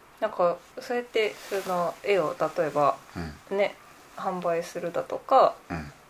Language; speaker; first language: Japanese; native; Japanese